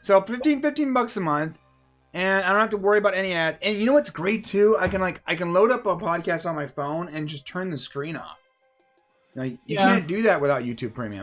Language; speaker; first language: English; native; English